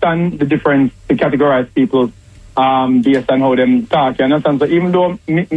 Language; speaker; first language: English; non-native, local second language; Jamaican Creole English